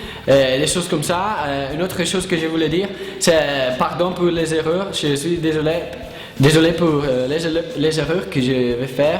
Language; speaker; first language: French; non-native, learner; Italian